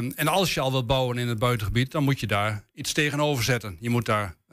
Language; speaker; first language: Dutch; native; Dutch